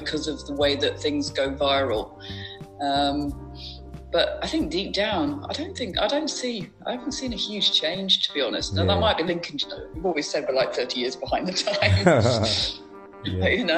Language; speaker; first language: English; native; English